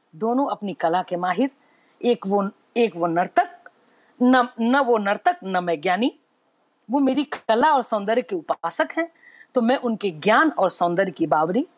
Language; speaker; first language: Hindi; native; Hindi